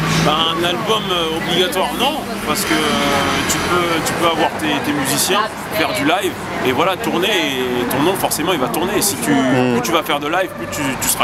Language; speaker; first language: French; native; French